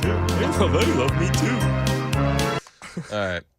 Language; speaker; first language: English; native; English